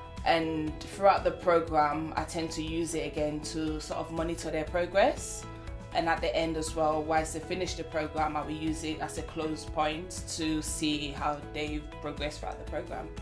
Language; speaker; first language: English; native; English